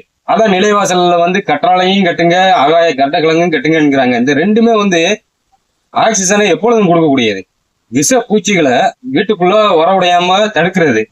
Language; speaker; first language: Tamil; native; Tamil